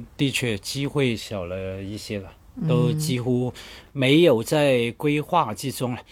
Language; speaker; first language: Chinese; non-native, local second language; Cantonese